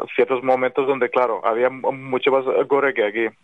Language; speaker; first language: Spanish; non-native, fluent; Serbian